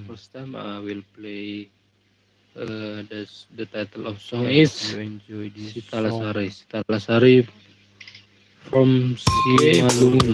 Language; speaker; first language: English; non-native, learner; Indonesian